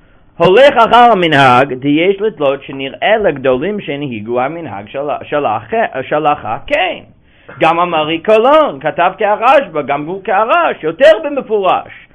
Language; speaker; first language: Hebrew; non-native, fluent; English